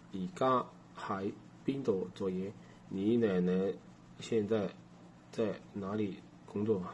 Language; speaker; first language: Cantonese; non-native, learner; Chinese